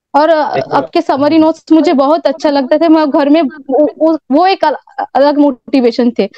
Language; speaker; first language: Hindi; non-native, local second language; Bangla